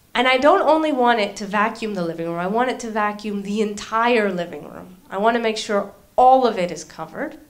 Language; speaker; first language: English; native; English